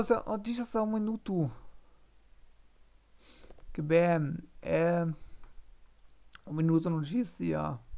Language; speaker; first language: Portuguese; non-native, learner; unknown